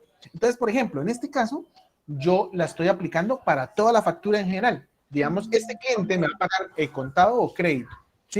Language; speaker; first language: Spanish; native; Spanish